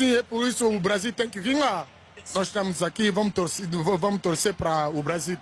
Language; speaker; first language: Portuguese; non-native, learner; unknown